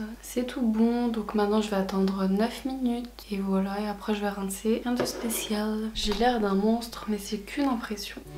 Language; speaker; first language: French; native; French